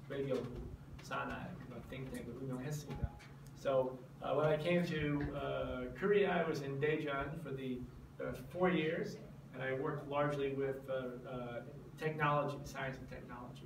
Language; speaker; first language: English; native; English